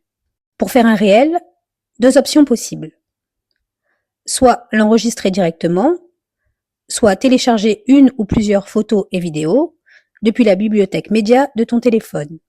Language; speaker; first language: French; native; French